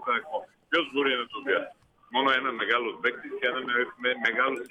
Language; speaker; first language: Greek; non-native, fluent; Bulgarian